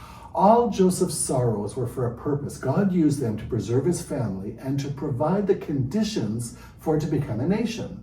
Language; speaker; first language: English; native; English